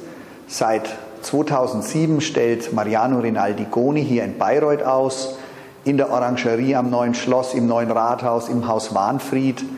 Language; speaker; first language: German; native; German